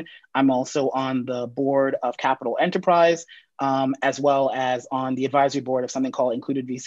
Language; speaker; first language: English; native; English